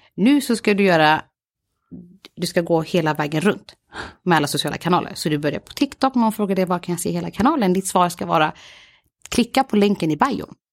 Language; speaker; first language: Swedish; native; Swedish